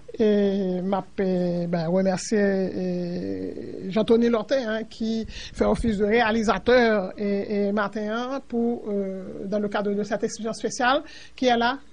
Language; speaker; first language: French; non-native, local second language; Haitian Creole